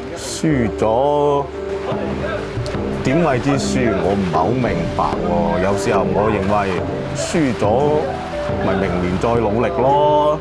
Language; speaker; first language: Cantonese; native; Cantonese